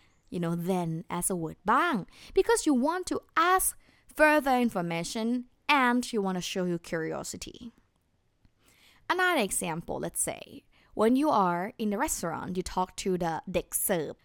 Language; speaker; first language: English; non-native, fluent; Thai